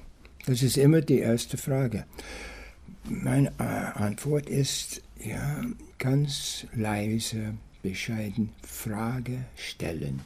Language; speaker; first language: German; non-native, fluent; English